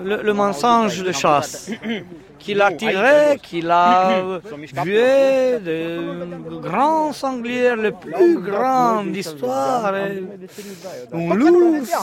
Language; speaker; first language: French; non-native, learner; Romanian